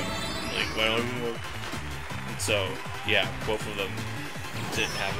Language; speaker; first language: English; native; English